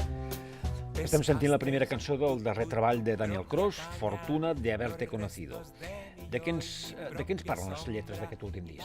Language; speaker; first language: Catalan; native; Catalan